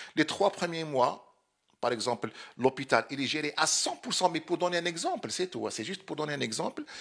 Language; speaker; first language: French; non-native, local second language; Arabic